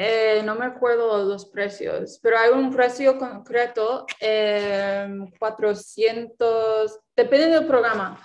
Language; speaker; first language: Spanish; non-native, fluent; English